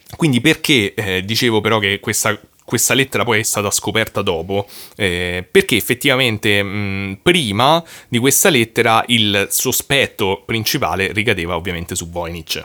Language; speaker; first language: Italian; native; Italian